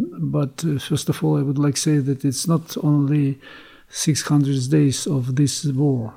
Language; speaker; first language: English; non-native, learner; Ukrainian